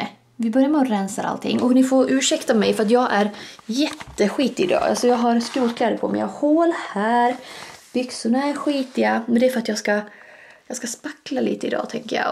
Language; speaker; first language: Swedish; native; Swedish